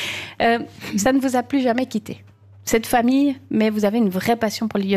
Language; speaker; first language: French; native; French